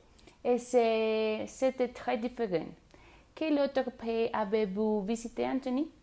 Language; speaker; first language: French; non-native, learner; Spanish